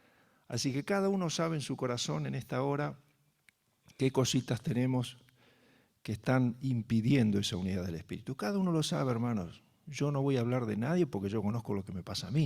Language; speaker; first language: Spanish; native; Spanish